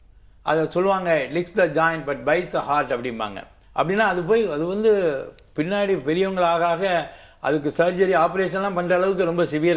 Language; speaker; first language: Tamil; native; Tamil